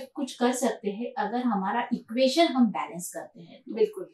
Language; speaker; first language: Hindi; non-native, local second language; Marathi